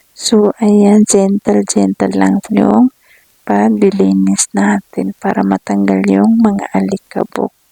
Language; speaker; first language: Filipino; native; Filipino